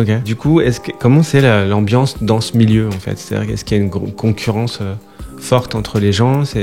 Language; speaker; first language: French; native; French